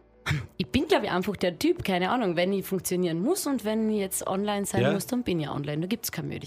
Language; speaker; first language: German; native; German